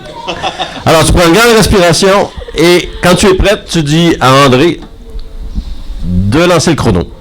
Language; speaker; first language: French; native; French